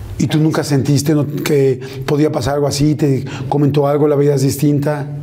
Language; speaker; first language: Spanish; native; Spanish